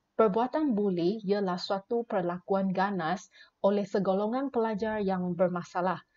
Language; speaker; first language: Malay; non-native, local second language; Chinese